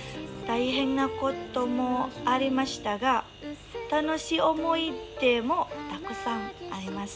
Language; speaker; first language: Japanese; non-native, learner; Indonesian